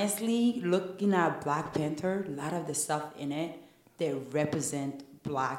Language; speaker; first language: English; non-native, fluent; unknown